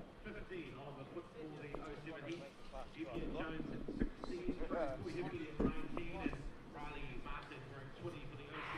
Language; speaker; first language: English; native; English